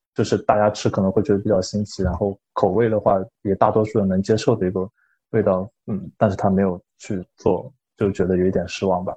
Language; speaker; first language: Chinese; native; Chinese